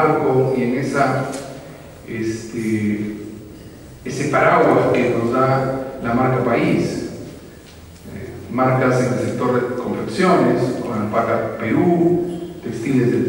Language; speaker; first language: Spanish; native; Spanish